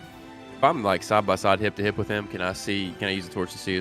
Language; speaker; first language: English; native; English